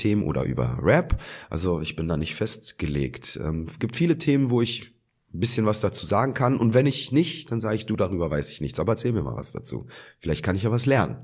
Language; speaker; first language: German; native; German